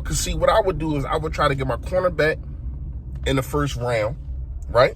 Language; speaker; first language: English; native; English